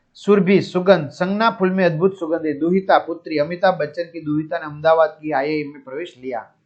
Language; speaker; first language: Hindi; non-native, local second language; Gujarati